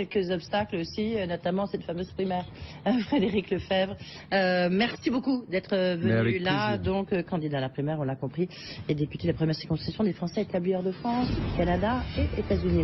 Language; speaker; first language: French; native; French